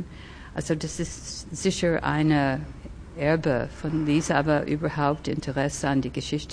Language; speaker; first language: German; early bilingual, other home language; French